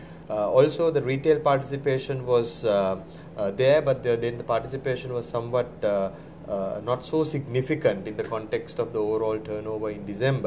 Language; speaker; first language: English; non-native, local second language; Sinhala